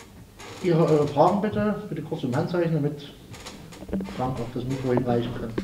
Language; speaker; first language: German; native; German